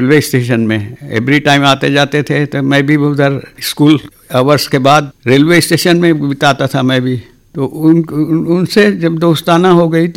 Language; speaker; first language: Hindi; non-native, local second language; Chhattisgarhi